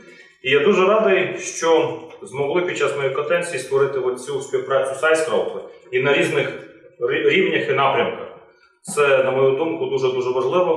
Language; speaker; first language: Ukrainian; non-native, fluent; Latvian